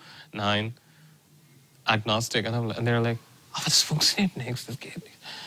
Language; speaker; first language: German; non-native, learner; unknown